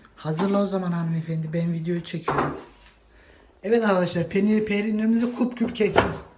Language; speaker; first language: Turkish; early bilingual, heritage; Turkish